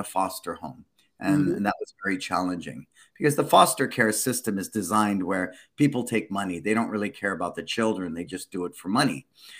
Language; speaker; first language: English; native; English